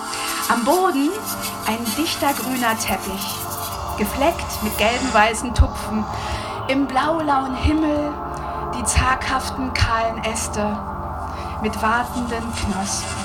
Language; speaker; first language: German; native; German